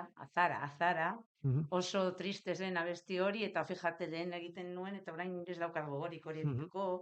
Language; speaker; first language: Basque; non-native, local second language; Spanish